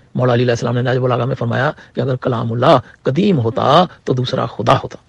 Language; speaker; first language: Urdu; non-native, local second language; Punjabi